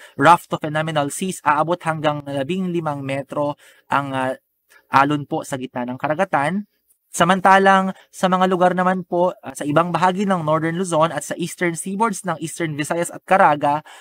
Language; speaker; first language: Filipino; non-native, local second language; Bikol